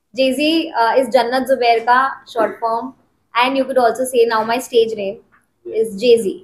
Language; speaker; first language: Hindi; native; Hindi